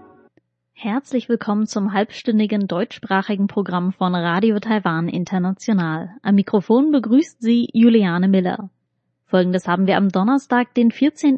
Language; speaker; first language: German; native; German